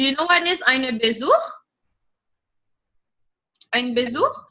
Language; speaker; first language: German; non-native, fluent; French